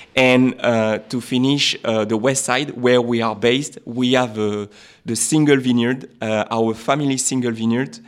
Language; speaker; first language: English; non-native, fluent; French